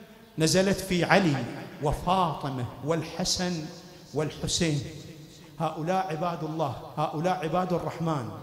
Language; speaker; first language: Arabic; native; Arabic